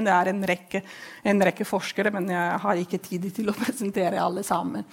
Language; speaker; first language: Norwegian; non-native, fluent; Italian